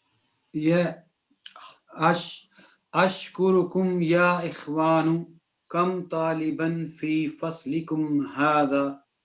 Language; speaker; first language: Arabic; non-native, learner; English